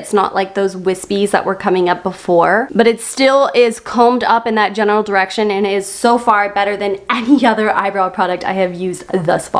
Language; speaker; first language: English; native; English